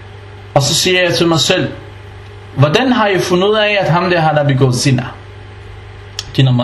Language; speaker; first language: Danish; early bilingual, other home language; Arabic